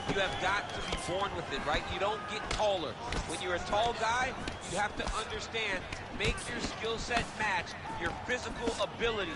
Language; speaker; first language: English; native; English